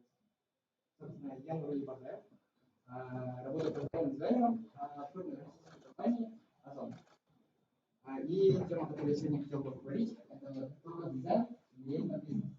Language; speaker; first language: Russian; native; Russian